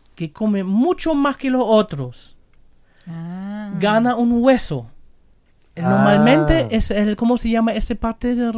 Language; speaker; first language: Spanish; non-native, fluent; German